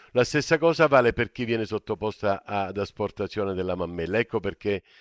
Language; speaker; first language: Italian; native; Italian